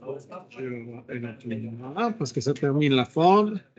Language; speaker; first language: French; non-native, fluent; Spanish